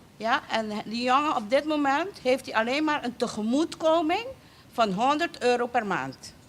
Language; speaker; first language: Dutch; non-native, local second language; Papiamento